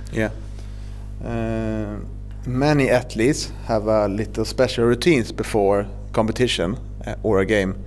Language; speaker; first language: English; non-native, fluent; Swedish